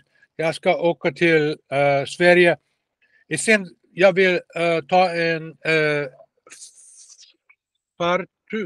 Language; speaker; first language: Swedish; non-native, learner; Russian